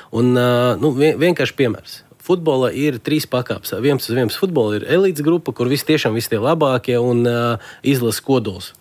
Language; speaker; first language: Latvian; non-native, local second language; Russian